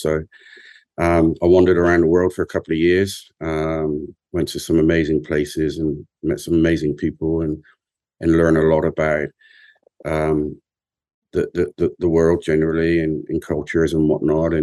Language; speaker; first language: English; native; English